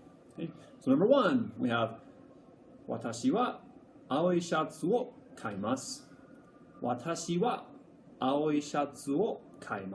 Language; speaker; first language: Japanese; non-native, fluent; English